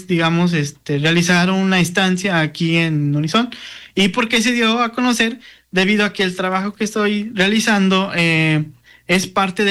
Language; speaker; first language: Spanish; non-native, local second language; Nahuatl languages